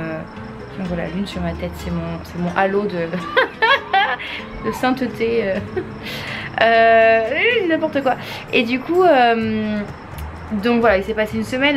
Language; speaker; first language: French; native; French